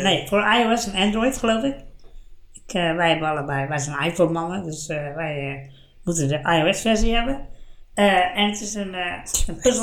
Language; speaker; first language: Dutch; native; Dutch